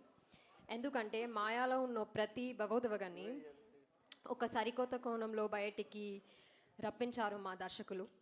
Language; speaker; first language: Telugu; non-native, learner; Malayalam